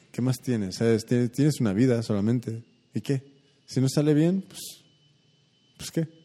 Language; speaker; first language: Spanish; early bilingual, heritage; Spanish